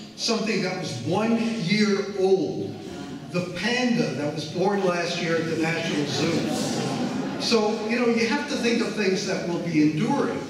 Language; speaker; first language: English; native; English